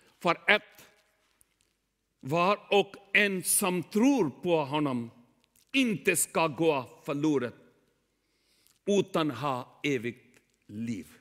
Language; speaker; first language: Swedish; non-native, learner; Urdu